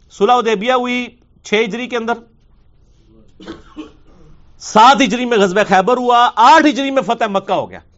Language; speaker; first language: Urdu; non-native, local second language; Punjabi